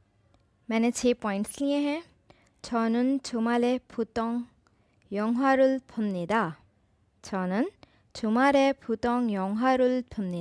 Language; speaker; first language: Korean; non-native, fluent; Urdu